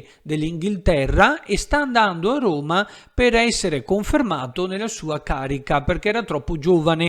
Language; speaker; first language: Italian; native; Italian